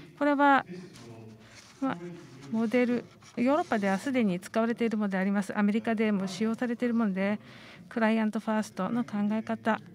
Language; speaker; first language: Japanese; non-native, fluent; Estonian